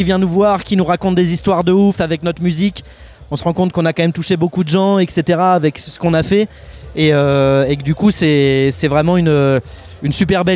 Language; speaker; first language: French; native; French